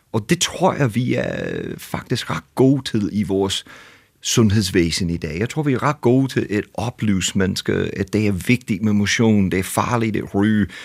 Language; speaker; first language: Danish; non-native, fluent; English